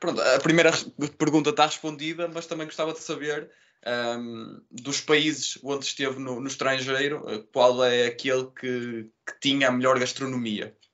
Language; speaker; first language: Portuguese; native; Portuguese